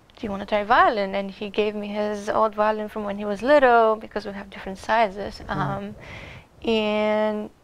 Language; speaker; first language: English; non-native, fluent; Bulgarian